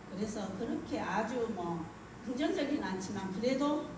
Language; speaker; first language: Korean; native; Korean